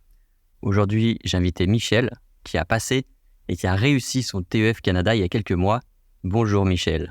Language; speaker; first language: French; native; French